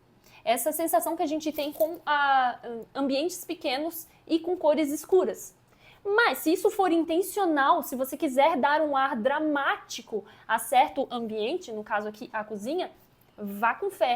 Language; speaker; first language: Portuguese; native; Portuguese